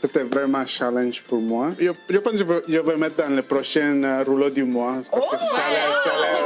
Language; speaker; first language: French; non-native, fluent; Spanish